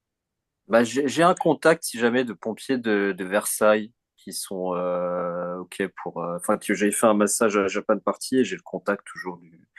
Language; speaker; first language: French; native; French